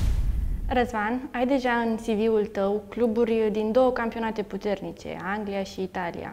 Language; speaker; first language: Romanian; native; Romanian